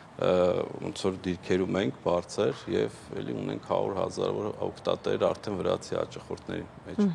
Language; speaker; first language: Armenian; native; Armenian